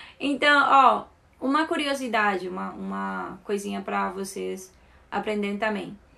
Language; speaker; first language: Portuguese; non-native, fluent; Spanish